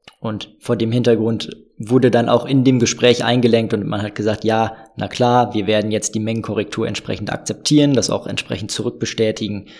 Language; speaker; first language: German; native; German